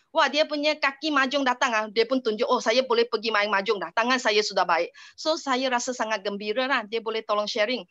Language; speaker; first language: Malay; non-native, local second language; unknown